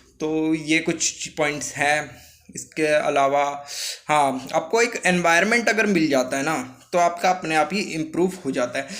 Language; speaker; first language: Hindi; native; Hindi